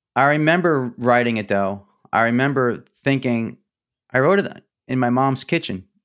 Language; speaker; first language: English; early bilingual, other home language; Greek